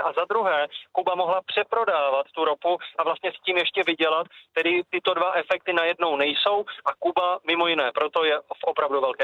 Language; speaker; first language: Czech; native; Czech